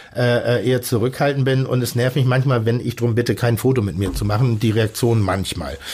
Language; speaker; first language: German; native; German